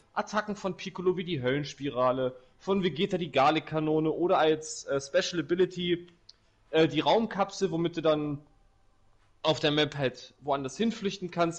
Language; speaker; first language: German; native; German